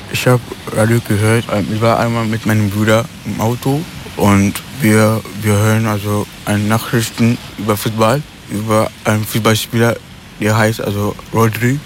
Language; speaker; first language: German; non-native, learner; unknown